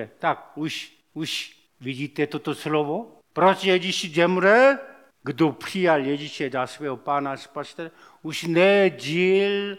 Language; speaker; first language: Czech; non-native, learner; Korean